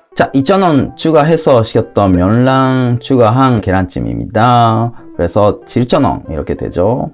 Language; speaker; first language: Korean; non-native, fluent; Japanese